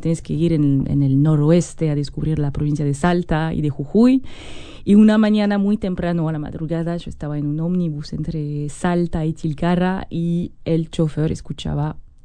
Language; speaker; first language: Spanish; non-native, fluent; French